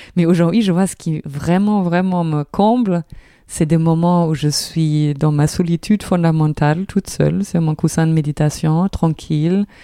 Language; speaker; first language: French; non-native, fluent; German